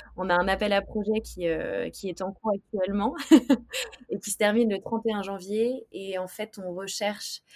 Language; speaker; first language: French; native; French